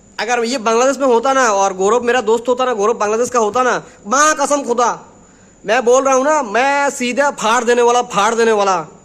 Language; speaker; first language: Hindi; non-native, learner; Bangla